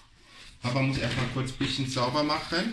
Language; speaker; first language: German; non-native, fluent; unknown